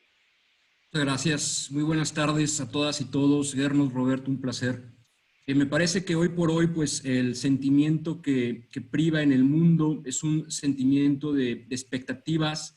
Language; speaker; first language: Spanish; native; Spanish